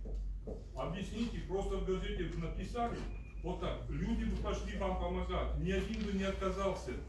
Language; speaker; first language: Russian; native; Russian